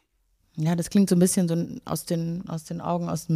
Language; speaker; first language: German; native; German